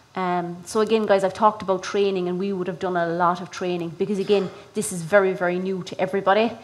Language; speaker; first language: English; native; English